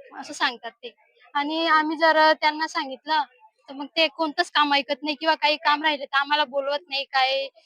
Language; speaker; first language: Marathi; non-native, local second language; Bhili